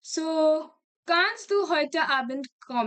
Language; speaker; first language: German; non-native, learner; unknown